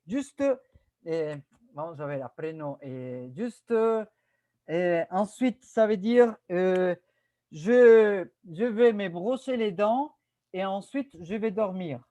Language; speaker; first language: French; non-native, fluent; Spanish